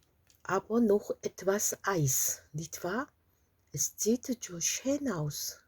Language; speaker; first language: German; non-native, fluent; Korean